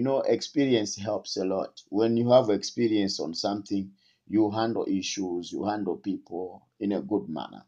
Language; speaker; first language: English; non-native, local second language; Tumbuka